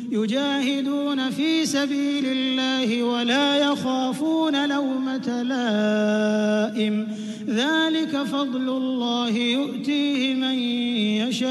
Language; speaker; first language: Arabic; native; Arabic